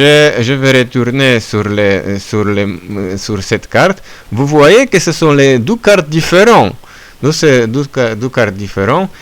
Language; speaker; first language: French; non-native, learner; Polish